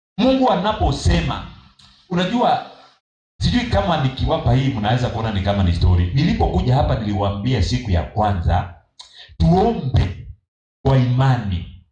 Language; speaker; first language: Swahili; non-native, local second language; Kamba